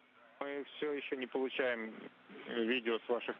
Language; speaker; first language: Russian; native; Russian